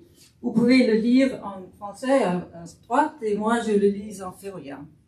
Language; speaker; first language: French; non-native, fluent; Faroese